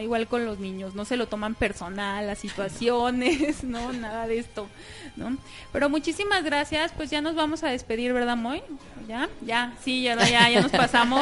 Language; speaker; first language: Spanish; native; Spanish